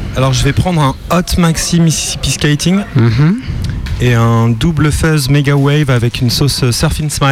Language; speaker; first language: French; native; French